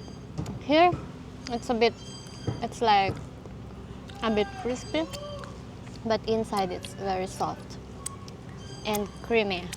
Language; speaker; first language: English; non-native, local second language; Filipino